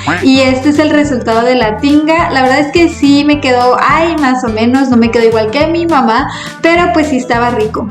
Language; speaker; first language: Spanish; native; Spanish